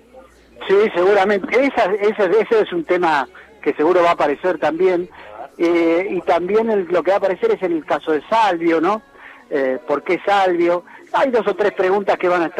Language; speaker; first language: Spanish; native; Spanish